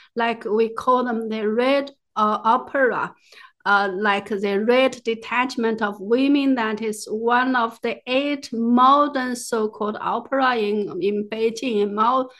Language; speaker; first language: English; non-native, fluent; Chinese